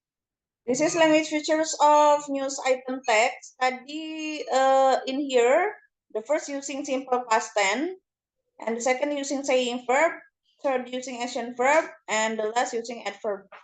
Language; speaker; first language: English; non-native, fluent; Indonesian